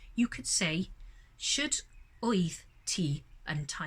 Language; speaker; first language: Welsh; non-native, local second language; English